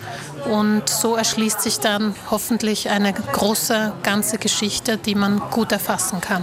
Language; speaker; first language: German; early bilingual, other home language; Slovak